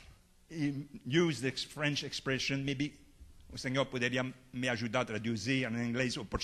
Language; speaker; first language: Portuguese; non-native, fluent; French